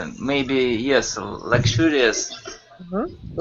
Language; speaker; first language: English; non-native, learner; Russian